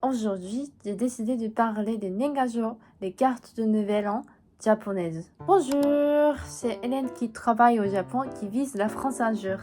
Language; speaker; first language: French; non-native, fluent; Japanese